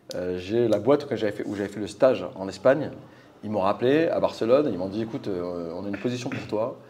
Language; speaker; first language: French; native; French